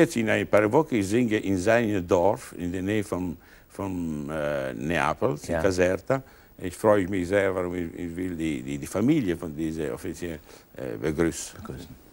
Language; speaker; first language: German; non-native, learner; Italian